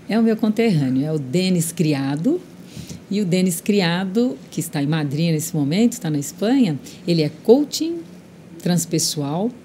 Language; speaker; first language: Portuguese; early bilingual, other home language; Spanish